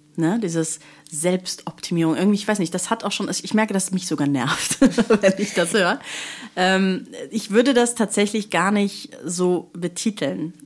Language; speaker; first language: German; native; German